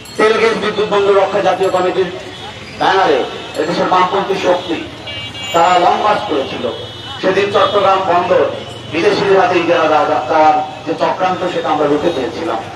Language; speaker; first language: Bangla; native; Bangla